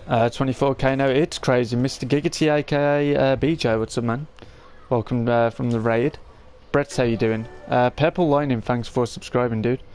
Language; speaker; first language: English; native; English